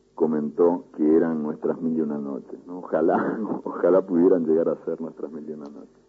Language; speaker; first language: Spanish; native; Spanish